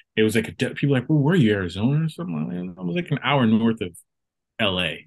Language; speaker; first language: English; native; English